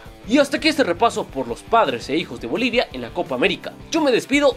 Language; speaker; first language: Spanish; native; Spanish